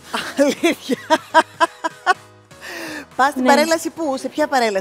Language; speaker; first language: Greek; native; Greek